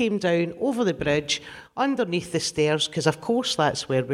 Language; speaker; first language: English; native; English